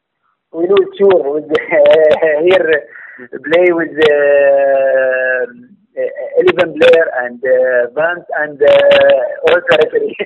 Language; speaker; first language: English; non-native, learner; Arabic